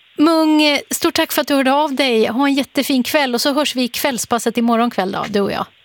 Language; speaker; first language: Swedish; native; Swedish